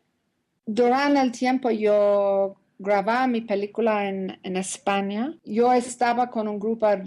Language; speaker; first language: Spanish; non-native, learner; English